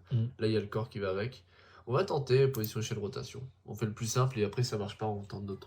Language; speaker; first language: French; native; French